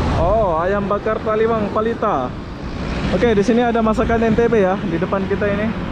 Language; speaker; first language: Indonesian; native; Indonesian